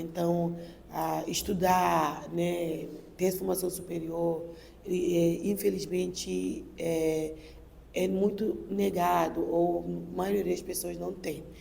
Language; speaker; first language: Portuguese; non-native, local second language; Upper Guinea Crioulo